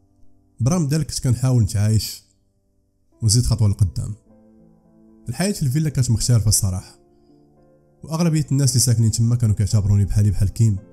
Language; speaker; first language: Arabic; native; Arabic